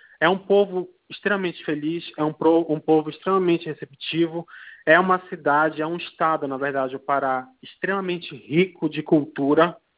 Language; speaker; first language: Portuguese; native; Portuguese